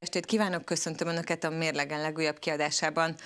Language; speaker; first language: Hungarian; native; Hungarian